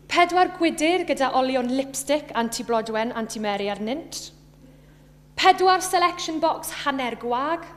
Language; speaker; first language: Welsh; native; Welsh